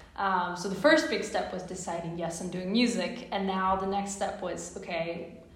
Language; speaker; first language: English; non-native, fluent; Czech